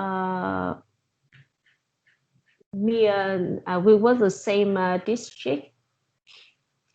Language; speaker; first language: English; non-native, learner; Vietnamese